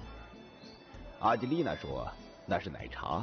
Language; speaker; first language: Chinese; native; Chinese